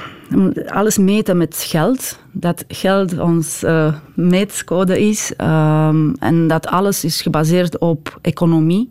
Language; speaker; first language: Dutch; non-native, fluent; Romanian